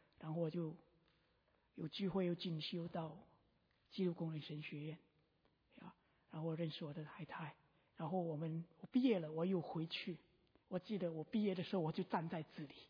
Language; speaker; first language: Chinese; early bilingual, heritage; Chinese